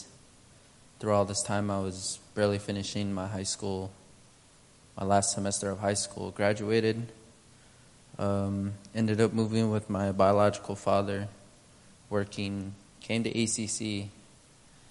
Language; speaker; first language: English; early bilingual, other home language; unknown